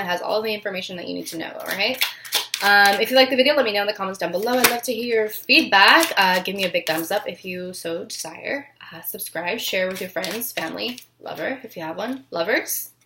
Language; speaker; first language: English; native; English